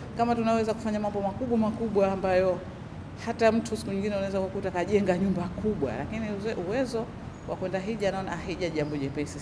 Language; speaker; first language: Swahili; native; Swahili